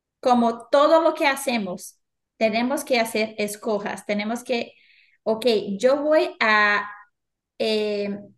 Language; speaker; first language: Spanish; non-native, fluent; Portuguese